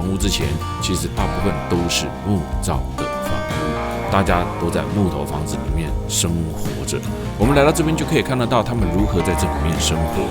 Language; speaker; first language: Chinese; native; Chinese